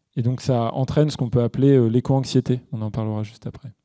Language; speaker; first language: French; native; French